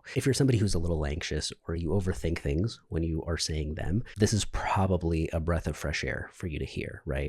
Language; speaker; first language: English; native; English